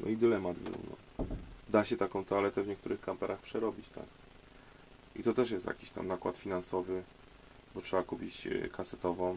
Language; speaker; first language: Polish; native; Polish